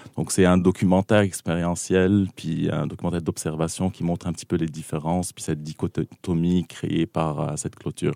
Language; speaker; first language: French; non-native, local second language; Arabic